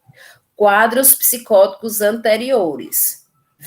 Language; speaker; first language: Portuguese; native; Portuguese